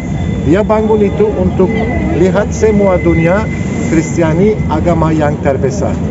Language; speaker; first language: Indonesian; non-native, learner; Turkish